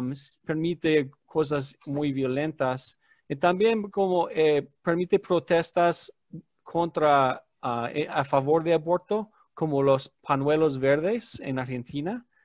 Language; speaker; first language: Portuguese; non-native, learner; English